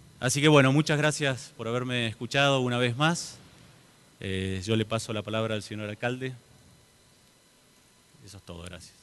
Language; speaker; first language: Spanish; native; Spanish